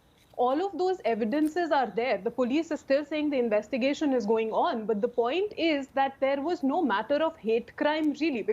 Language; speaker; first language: English; non-native, local second language; Hindi